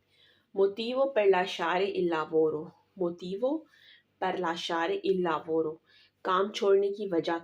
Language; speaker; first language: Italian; non-native, learner; Urdu